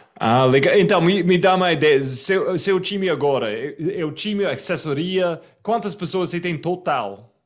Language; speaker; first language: Portuguese; non-native, fluent; English